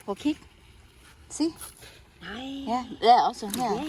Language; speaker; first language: Danish; non-native, learner; Thai